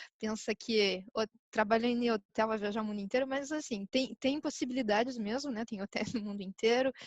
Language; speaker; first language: Portuguese; early bilingual, heritage; French